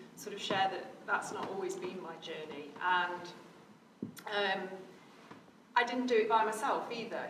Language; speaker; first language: English; native; English